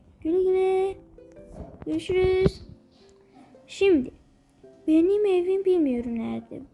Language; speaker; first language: Turkish; early bilingual, heritage; Turkish